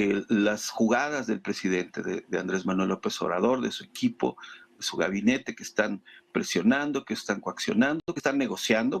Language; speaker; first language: Spanish; native; Spanish